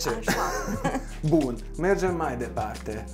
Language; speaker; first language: Romanian; non-native, local second language; Hungarian